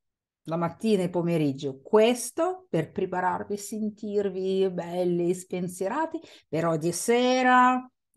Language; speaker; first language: Italian; non-native, fluent; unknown